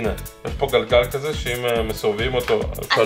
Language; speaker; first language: Hebrew; native; Hebrew